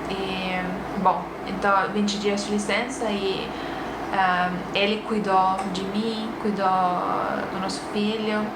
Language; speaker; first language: Portuguese; non-native, fluent; Estonian